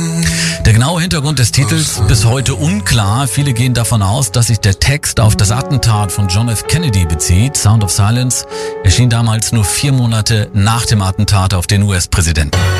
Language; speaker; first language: German; native; German